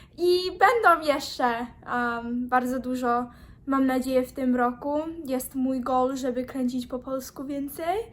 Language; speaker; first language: Polish; early bilingual, heritage; Polish